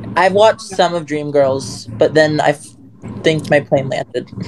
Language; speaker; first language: English; native; English